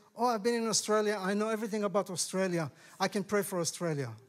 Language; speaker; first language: English; non-native, fluent; Hebrew